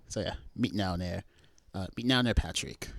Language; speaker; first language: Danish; non-native, learner; English